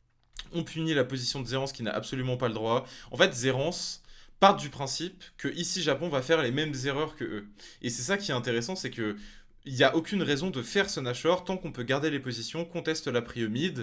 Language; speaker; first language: French; native; French